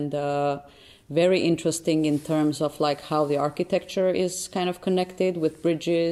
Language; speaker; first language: English; non-native, fluent; Albanian